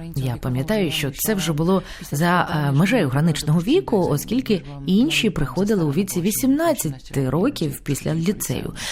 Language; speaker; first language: Ukrainian; non-native, fluent; Lithuanian